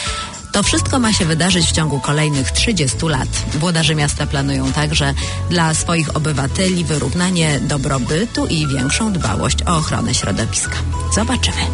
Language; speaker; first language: Polish; native; Polish